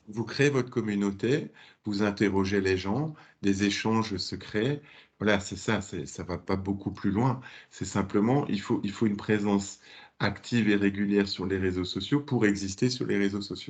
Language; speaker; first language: French; native; French